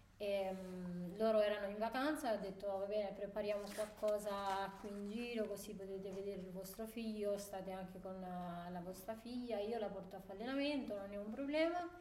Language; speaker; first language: Italian; non-native, fluent; Spanish